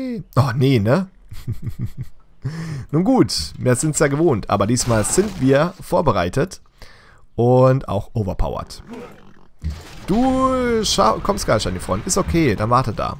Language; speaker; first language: German; native; German